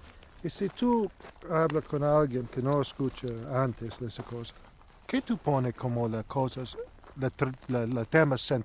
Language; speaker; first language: Spanish; non-native, learner; Greek